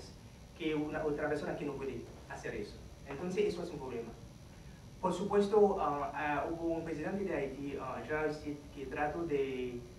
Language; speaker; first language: Spanish; non-native, fluent; Haitian Creole